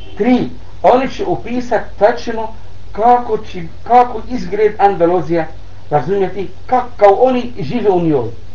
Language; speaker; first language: Bosnian; non-native, learner; Arabic